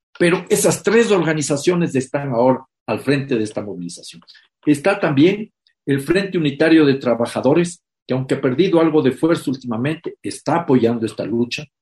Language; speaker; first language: Spanish; native; Spanish